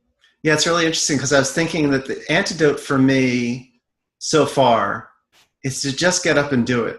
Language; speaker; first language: English; native; English